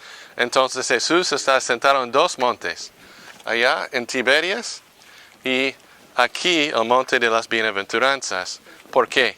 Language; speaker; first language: Spanish; non-native, fluent; English